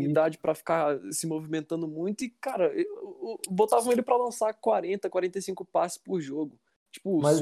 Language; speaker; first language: Portuguese; native; Portuguese